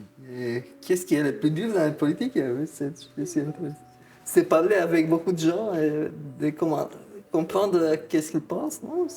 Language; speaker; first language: French; non-native, fluent; Romanian